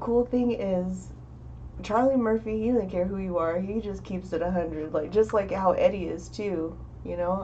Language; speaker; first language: English; native; English